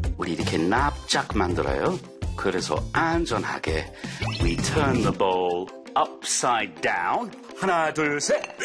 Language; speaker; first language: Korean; non-native, fluent; English